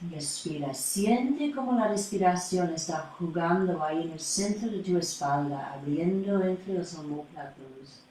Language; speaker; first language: Spanish; non-native, fluent; English